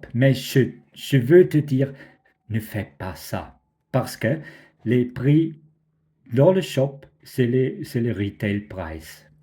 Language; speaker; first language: French; non-native, fluent; German